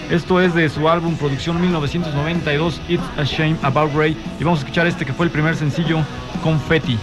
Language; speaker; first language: Spanish; native; Spanish